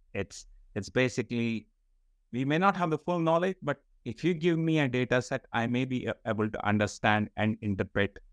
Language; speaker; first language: English; non-native, local second language; Kashmiri